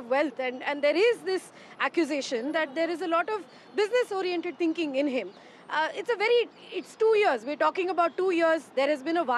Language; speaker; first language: English; non-native, local second language; Kannada